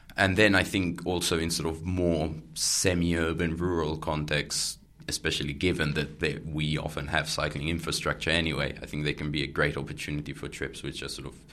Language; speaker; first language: English; non-native, fluent; Catalan